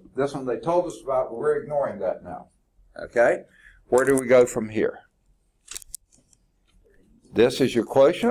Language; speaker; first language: English; native; English